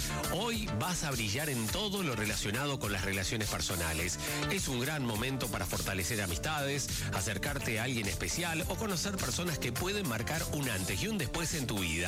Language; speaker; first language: Spanish; native; Spanish